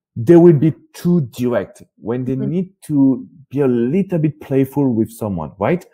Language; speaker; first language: English; non-native, fluent; French